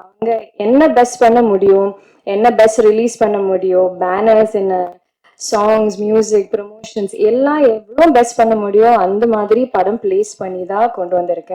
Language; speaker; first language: Tamil; non-native, learner; Malayalam